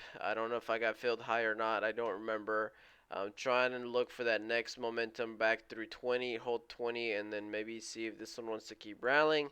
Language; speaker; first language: English; native; English